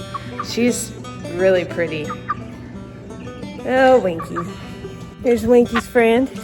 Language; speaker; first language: English; native; English